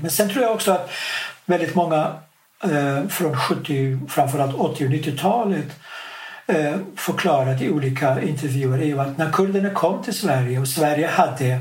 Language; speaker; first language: Swedish; non-native, fluent; Kurdish